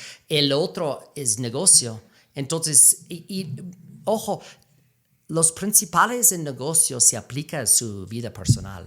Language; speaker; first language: Spanish; non-native, fluent; English